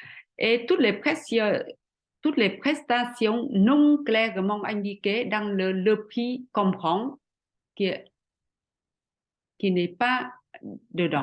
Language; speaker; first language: French; non-native, fluent; Vietnamese